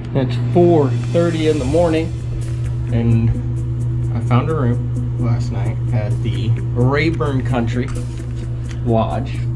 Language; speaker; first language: English; native; English